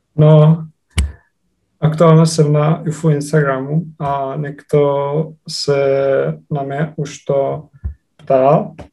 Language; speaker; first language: Czech; non-native, learner; Estonian